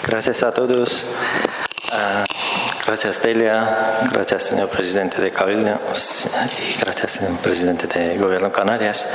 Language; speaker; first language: Spanish; non-native, fluent; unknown